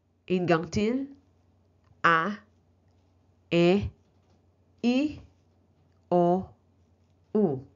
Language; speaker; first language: Danish; non-native, learner; Filipino